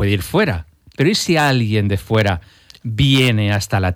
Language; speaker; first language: Spanish; native; Spanish